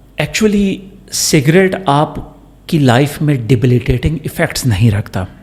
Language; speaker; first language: Urdu; non-native, local second language; Pashto